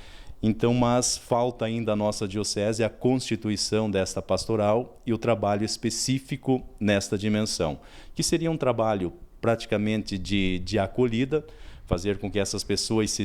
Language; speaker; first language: Portuguese; native; Portuguese